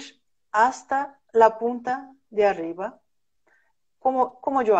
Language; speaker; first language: Spanish; non-native, fluent; Portuguese